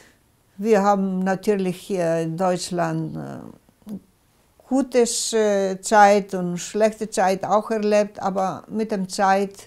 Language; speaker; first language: German; non-native, local second language; Greek